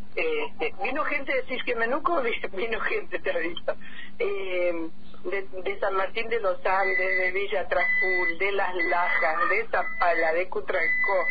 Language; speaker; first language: Spanish; native; Spanish